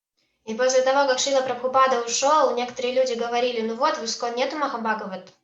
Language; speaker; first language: Russian; native; Russian